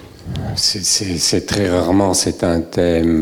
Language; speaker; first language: French; native; French